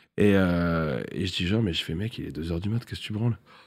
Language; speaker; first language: French; native; French